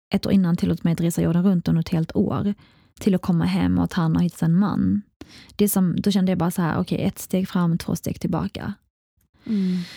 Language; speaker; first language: Swedish; early bilingual, other home language; Arabic